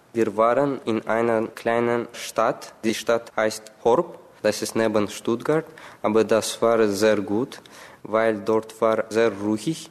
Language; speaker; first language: German; non-native, learner; Azerbaijani